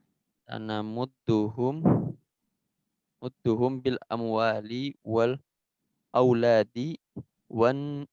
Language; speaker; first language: Arabic; non-native, learner; Indonesian